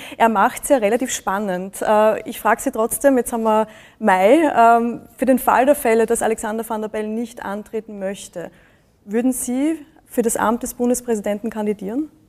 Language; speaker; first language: German; native; German